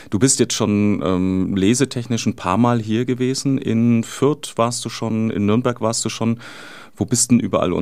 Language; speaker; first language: German; native; German